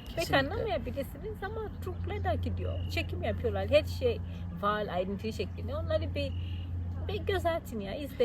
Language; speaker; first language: Turkish; non-native, fluent; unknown